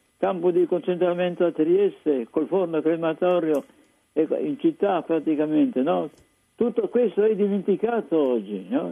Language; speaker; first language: Italian; non-native, local second language; Slovenian